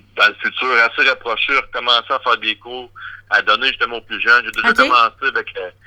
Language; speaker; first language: French; native; French